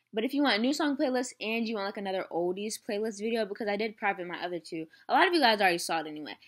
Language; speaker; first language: English; native; English